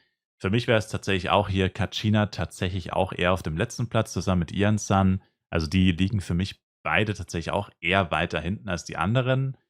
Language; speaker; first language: German; native; German